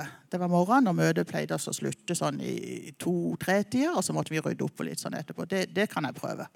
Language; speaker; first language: Norwegian; native; Norwegian